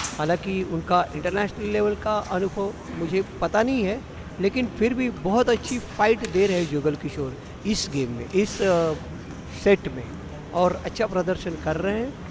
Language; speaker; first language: Hindi; non-native, local second language; Marathi